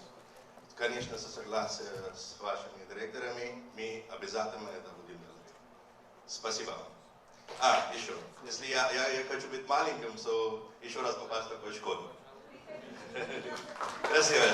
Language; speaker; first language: Russian; non-native, fluent; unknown